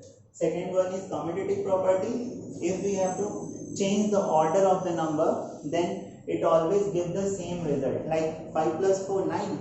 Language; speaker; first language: English; non-native, local second language; Hindi